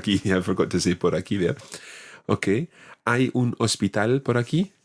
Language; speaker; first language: Spanish; non-native, fluent; English